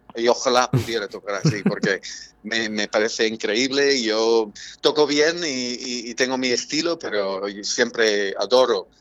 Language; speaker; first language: Spanish; non-native, fluent; English